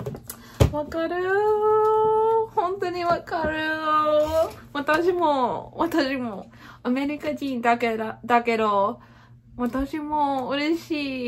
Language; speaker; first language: Japanese; non-native, learner; English